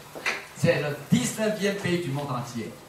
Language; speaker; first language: French; non-native, fluent; Chinese